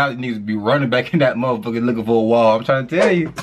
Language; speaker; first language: English; native; English